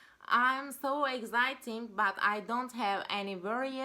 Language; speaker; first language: English; non-native, learner; Turkish